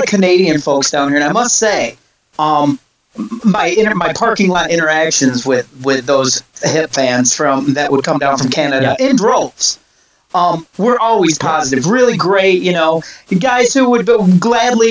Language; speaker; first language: English; native; English